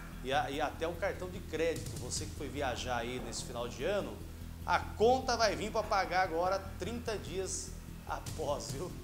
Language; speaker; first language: Portuguese; native; Portuguese